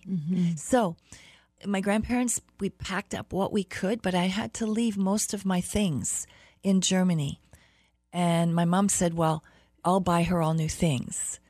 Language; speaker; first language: English; early bilingual, other home language; German